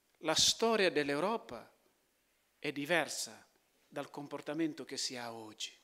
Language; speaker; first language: Italian; non-native, fluent; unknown